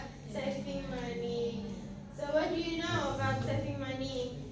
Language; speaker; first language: English; non-native, fluent; Indonesian